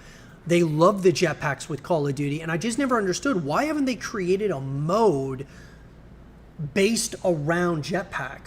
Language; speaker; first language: English; native; English